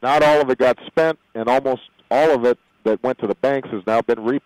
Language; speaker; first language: English; native; English